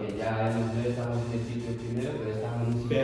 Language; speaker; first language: Spanish; non-native, learner; Fula